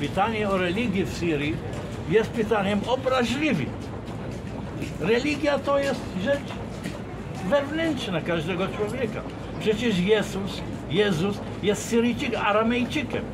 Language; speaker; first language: Polish; non-native, fluent; Arabic